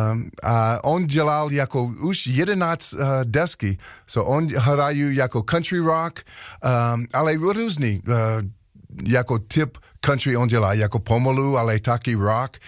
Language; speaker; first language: Czech; non-native, learner; English